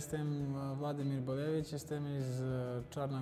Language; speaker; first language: Polish; non-native, learner; Serbian